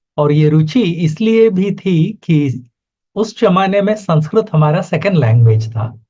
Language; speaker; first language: Hindi; native; Hindi